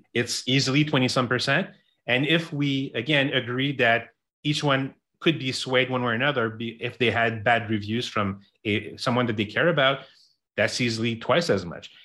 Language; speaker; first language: English; non-native, local second language; French